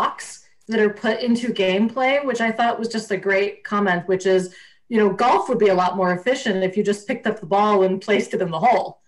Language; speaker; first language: English; native; English